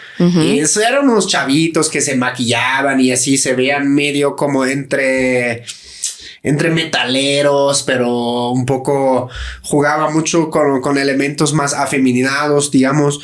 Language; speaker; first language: Spanish; native; Spanish